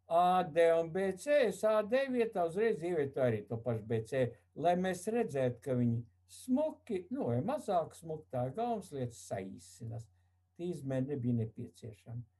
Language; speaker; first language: Latvian; native; Latvian